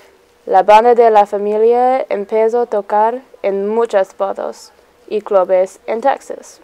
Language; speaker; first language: Spanish; non-native, learner; English